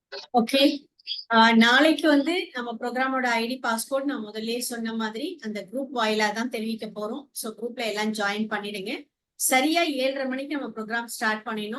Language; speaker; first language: Tamil; native; Tamil